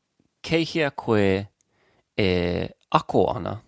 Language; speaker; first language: Māori; non-native, local second language; English